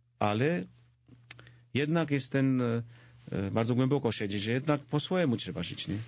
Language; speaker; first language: Polish; non-native, fluent; Georgian